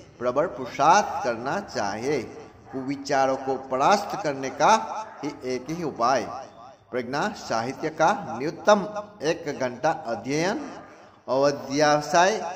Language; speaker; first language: Hindi; non-native, local second language; Gujarati